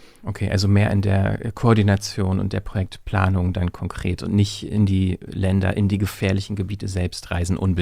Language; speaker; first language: German; native; German